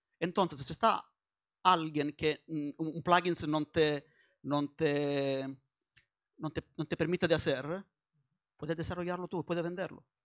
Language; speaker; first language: Spanish; non-native, learner; Italian